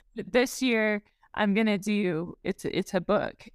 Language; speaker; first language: English; native; English